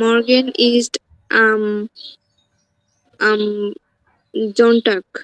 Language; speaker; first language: German; non-native, learner; Bangla